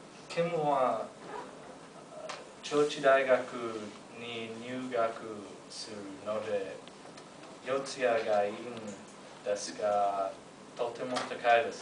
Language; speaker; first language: Japanese; non-native, learner; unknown